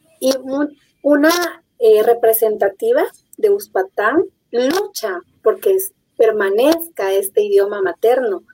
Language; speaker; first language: Spanish; native; Spanish